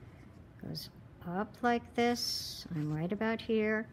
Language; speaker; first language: English; native; English